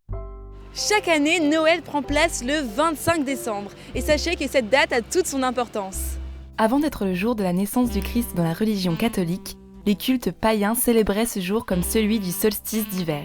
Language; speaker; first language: French; native; French